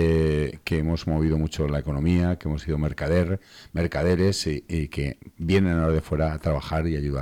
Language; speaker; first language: Spanish; native; Spanish